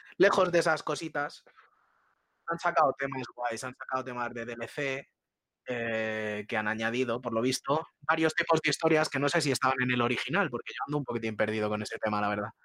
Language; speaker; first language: Spanish; native; Spanish